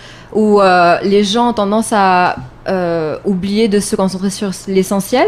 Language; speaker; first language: French; native; French